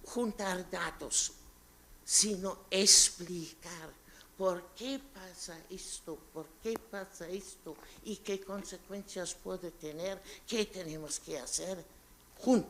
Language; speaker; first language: Spanish; non-native, fluent; German